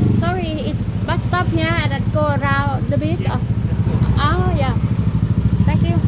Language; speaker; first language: English; non-native, learner; Thai